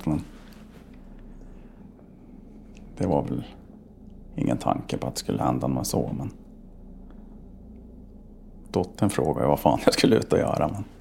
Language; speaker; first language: Swedish; native; Swedish